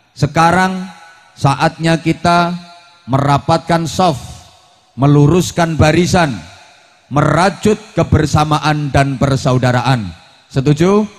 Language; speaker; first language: Indonesian; native; Indonesian